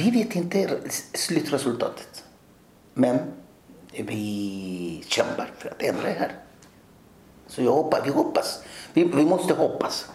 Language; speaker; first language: Swedish; early bilingual, other home language; Spanish